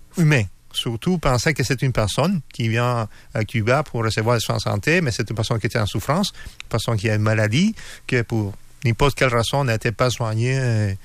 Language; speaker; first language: French; non-native, learner; Spanish